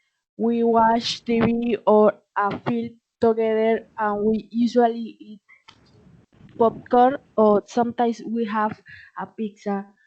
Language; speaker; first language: English; non-native, learner; Spanish